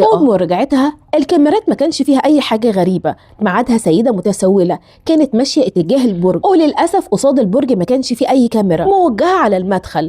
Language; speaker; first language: Arabic; native; Arabic